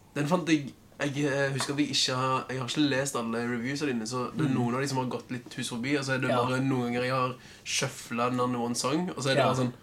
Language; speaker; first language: Norwegian; native; Norwegian